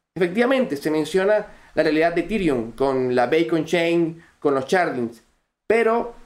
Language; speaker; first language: Spanish; native; Spanish